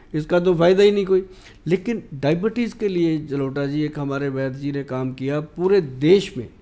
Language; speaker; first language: Hindi; native; Hindi